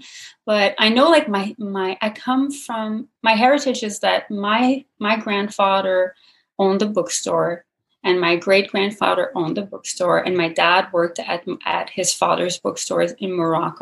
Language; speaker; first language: English; non-native, fluent; French